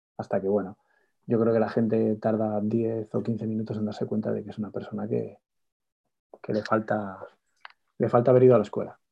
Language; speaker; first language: Spanish; native; Spanish